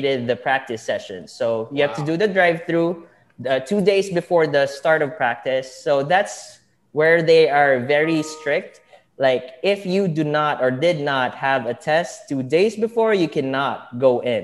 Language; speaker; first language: English; non-native, local second language; Filipino